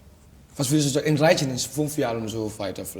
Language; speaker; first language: German; non-native, fluent; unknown